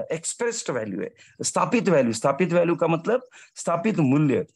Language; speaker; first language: Hindi; non-native, local second language; Marathi